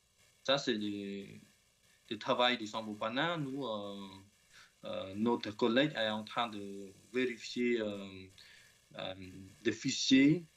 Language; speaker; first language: French; non-native, learner; Khmer